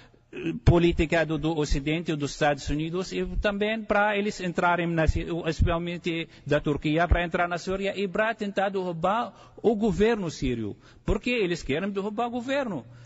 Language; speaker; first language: Portuguese; non-native, fluent; Arabic